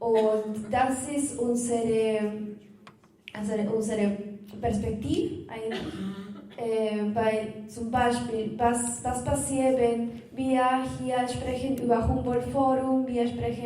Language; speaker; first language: German; non-native, learner; Spanish